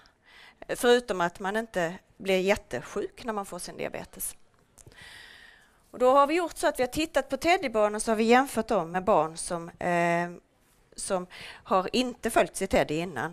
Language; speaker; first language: Swedish; native; Swedish